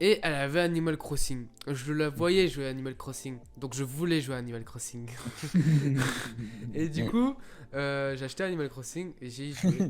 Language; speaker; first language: French; native; French